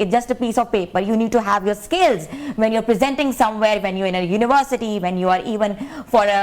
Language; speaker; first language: English; non-native, local second language; Urdu